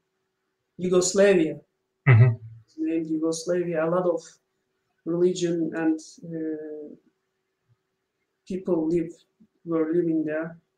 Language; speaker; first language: English; non-native, learner; Turkish